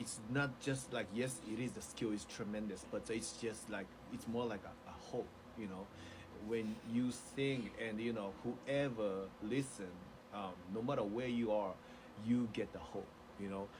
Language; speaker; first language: English; non-native, fluent; Japanese